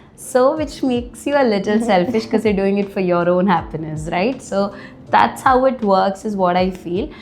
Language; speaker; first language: English; non-native, local second language; Malayalam